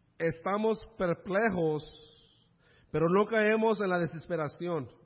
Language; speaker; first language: Spanish; early bilingual, heritage; Spanish